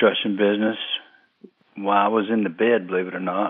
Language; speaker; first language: English; native; English